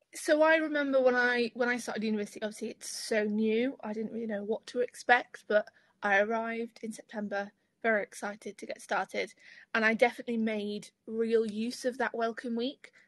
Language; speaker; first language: English; native; English